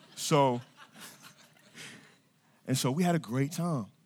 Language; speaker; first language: English; native; English